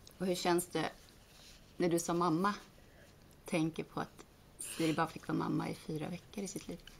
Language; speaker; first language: Swedish; native; Swedish